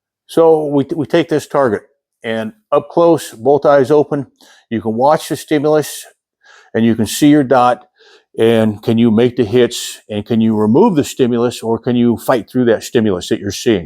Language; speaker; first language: English; native; English